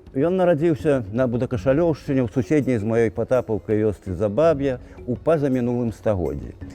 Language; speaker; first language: Belarusian; native; Belarusian